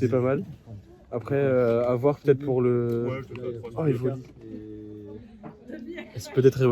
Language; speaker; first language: French; native; French